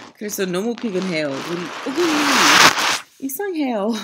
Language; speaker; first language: Korean; non-native, learner; English